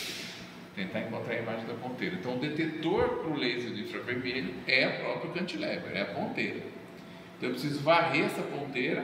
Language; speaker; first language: Portuguese; native; Portuguese